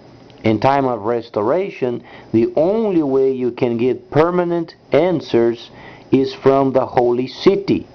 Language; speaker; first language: English; non-native, fluent; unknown